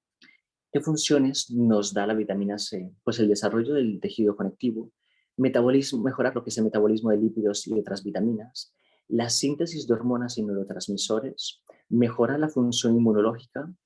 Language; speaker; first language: Spanish; native; Spanish